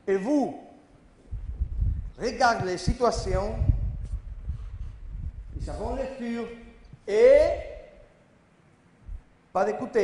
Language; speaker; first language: French; non-native, learner; Spanish